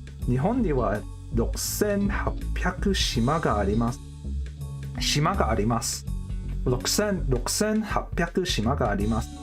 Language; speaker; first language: Japanese; non-native, learner; English